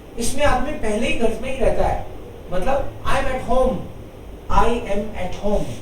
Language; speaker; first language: Hindi; native; Hindi